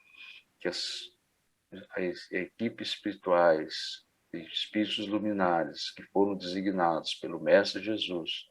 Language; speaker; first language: Portuguese; native; Portuguese